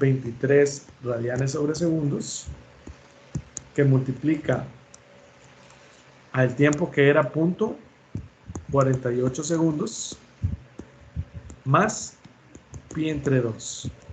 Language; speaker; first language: Spanish; native; Spanish